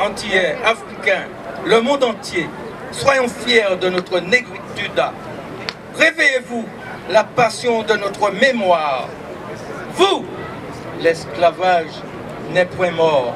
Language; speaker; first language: French; native; French